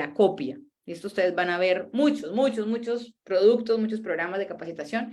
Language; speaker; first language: Spanish; native; Spanish